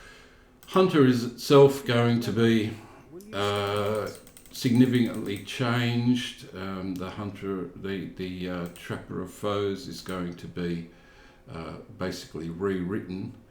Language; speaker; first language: English; native; English